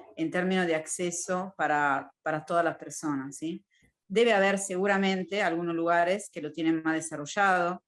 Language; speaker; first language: Spanish; non-native, fluent; Italian